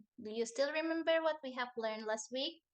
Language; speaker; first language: English; non-native, learner; Indonesian